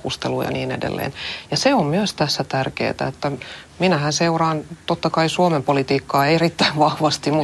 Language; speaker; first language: Finnish; non-native, local second language; Swedish